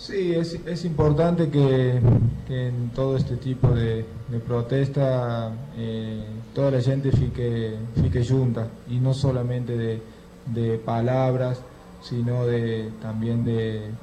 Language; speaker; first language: Portuguese; non-native, learner; Spanish